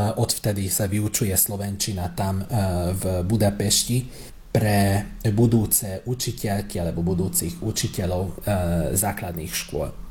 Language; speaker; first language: Slovak; early bilingual, heritage; Slovak